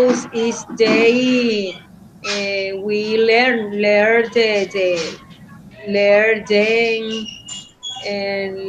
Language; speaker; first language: English; non-native, learner; Spanish